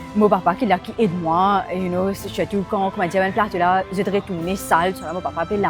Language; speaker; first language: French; non-native, local second language; Morisyen